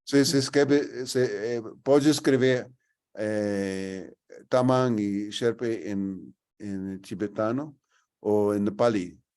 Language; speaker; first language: Portuguese; non-native, fluent; English